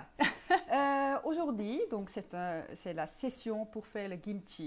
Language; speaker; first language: French; non-native, fluent; Korean